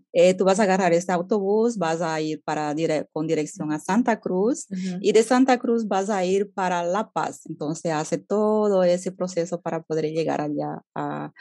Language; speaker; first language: Spanish; native; Spanish